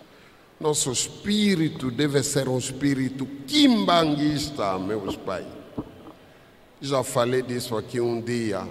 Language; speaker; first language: Portuguese; non-native, fluent; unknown